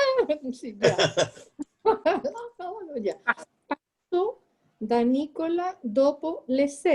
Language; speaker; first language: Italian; non-native, learner; Spanish